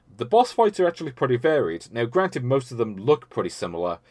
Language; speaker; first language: English; native; English